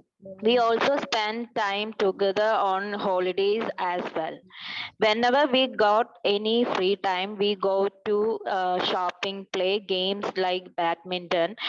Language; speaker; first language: English; non-native, learner; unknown